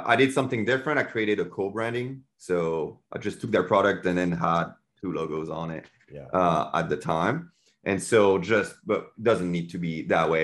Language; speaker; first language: English; non-native, fluent; French